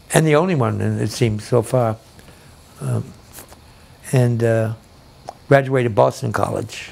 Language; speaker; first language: English; native; English